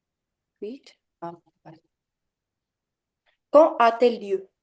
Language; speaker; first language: French; non-native, fluent; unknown